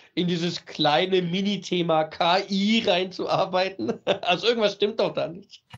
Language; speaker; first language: German; native; German